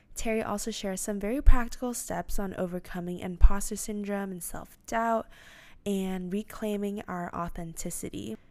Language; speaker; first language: English; non-native, fluent; Chinese